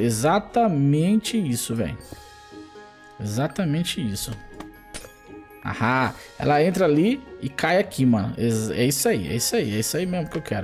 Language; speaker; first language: Portuguese; native; Portuguese